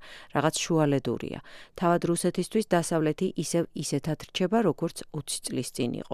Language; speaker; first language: Georgian; native; Georgian